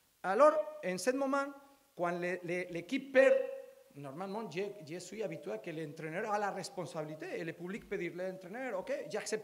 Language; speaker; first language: French; non-native, learner; Spanish